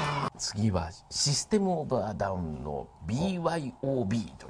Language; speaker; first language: Japanese; native; Japanese